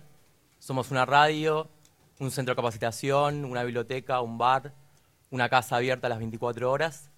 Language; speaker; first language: Spanish; native; Spanish